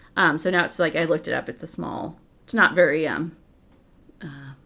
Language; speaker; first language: English; native; English